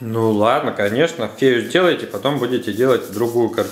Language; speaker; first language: Russian; native; Russian